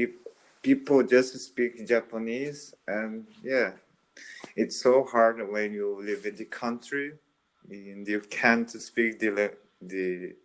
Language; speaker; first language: English; non-native, learner; Portuguese